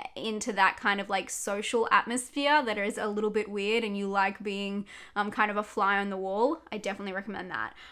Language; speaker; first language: English; native; English